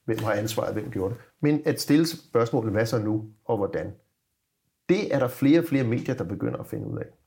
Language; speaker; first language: Danish; native; Danish